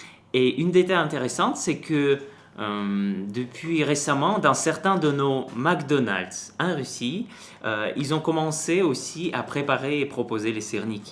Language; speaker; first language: French; non-native, fluent; Russian